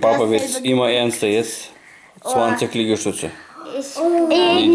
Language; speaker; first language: German; native; German